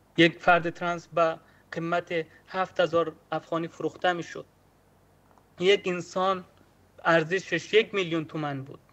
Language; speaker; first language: Persian; native; Persian